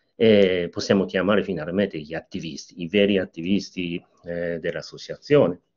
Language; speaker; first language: Italian; non-native, fluent; Japanese